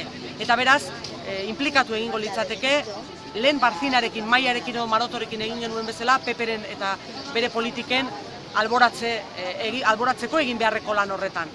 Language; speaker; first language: Basque; native; Basque